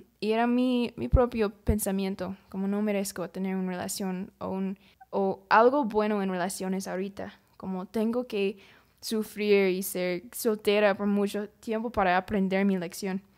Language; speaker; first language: Spanish; non-native, learner; English